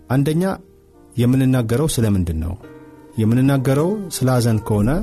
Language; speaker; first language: Amharic; native; Amharic